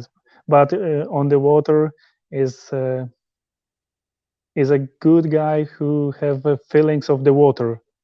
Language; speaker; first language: English; non-native, learner; Polish